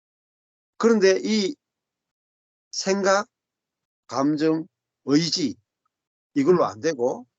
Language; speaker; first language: Korean; native; Korean